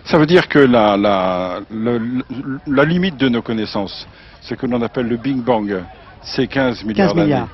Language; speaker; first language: French; native; French